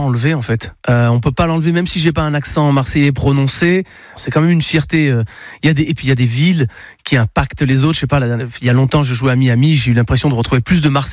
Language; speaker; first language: French; native; French